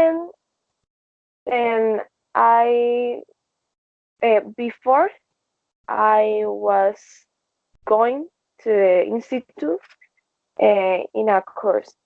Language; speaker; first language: English; non-native, learner; Spanish